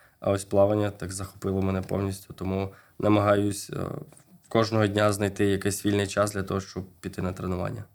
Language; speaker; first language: Ukrainian; native; Ukrainian